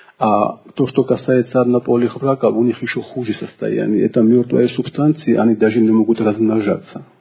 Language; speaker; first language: Russian; non-native, local second language; Georgian